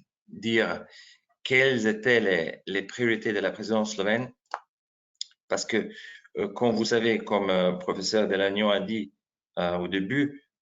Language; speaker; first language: French; non-native, fluent; Slovenian